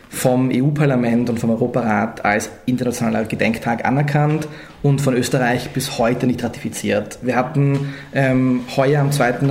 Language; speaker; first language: German; native; German